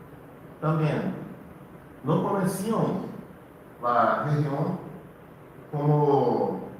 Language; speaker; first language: Spanish; non-native, learner; Portuguese